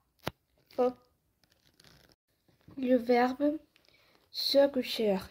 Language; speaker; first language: French; non-native, learner; Spanish